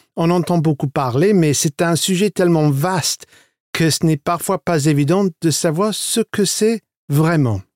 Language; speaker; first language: French; non-native, fluent; English